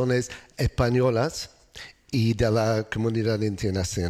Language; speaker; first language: Spanish; non-native, learner; English